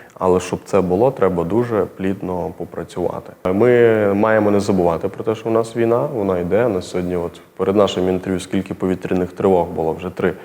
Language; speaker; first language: Ukrainian; native; Ukrainian